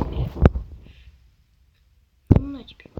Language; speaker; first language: Russian; native; Russian